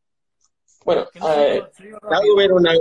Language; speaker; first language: Spanish; non-native, learner; Italian